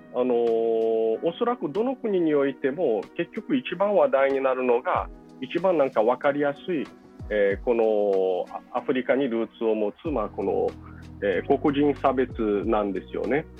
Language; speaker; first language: Japanese; non-native, fluent; Portuguese